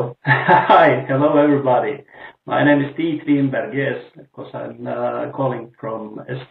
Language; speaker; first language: English; non-native, learner; Estonian